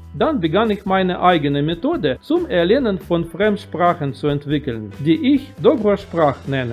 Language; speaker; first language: German; non-native, fluent; Russian